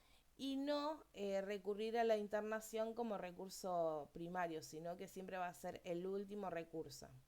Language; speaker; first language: Spanish; native; Spanish